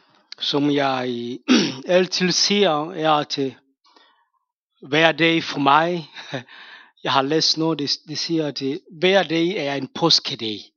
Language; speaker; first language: Danish; non-native, fluent; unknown